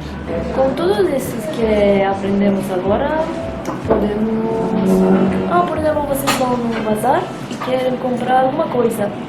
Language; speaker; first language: Portuguese; non-native, fluent; Persian